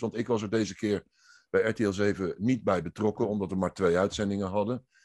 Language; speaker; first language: Dutch; native; Dutch